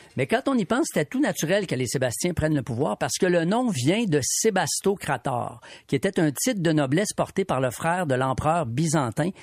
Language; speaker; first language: French; native; French